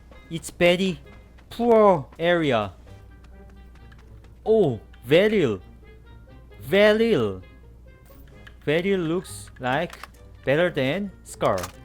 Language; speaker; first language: English; non-native, learner; Korean